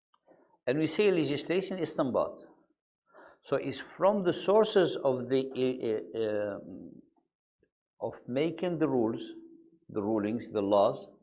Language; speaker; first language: English; non-native, fluent; Arabic